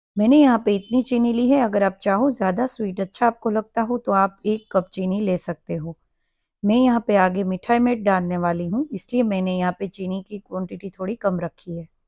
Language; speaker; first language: Hindi; non-native, local second language; Gujarati